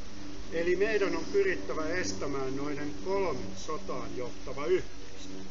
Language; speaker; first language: Finnish; native; Finnish